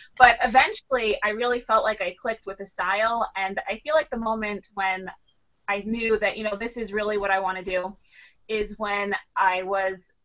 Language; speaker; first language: English; native; English